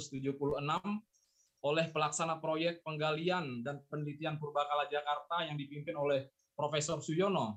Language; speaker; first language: Indonesian; native; Indonesian